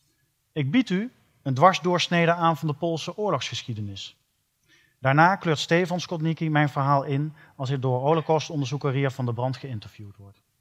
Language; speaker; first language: Dutch; native; Dutch